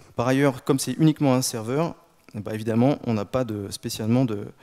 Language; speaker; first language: French; native; French